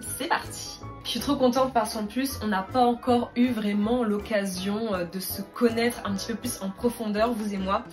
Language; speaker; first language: French; native; French